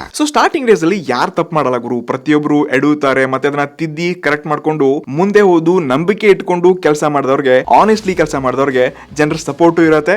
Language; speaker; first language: Kannada; native; Kannada